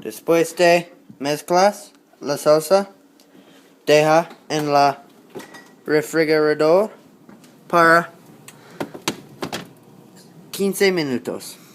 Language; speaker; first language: Spanish; non-native, learner; English